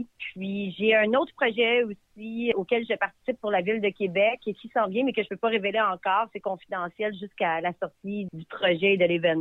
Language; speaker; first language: French; native; French